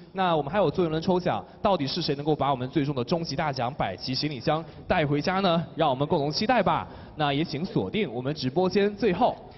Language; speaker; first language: Chinese; native; Chinese